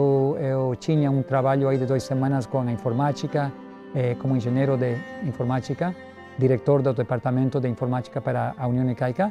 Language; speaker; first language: Spanish; non-native, learner; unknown